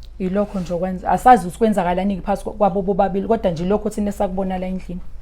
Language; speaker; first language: Zulu; native; Zulu